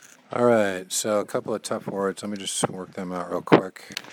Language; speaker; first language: English; native; English